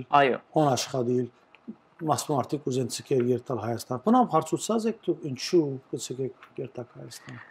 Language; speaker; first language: Armenian; early bilingual, heritage; Armenian